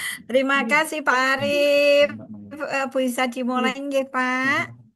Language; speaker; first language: Indonesian; native; Indonesian